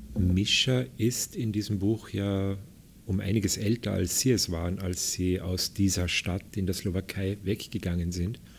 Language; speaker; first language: German; native; German